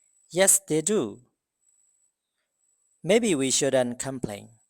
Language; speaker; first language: English; non-native, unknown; Burmese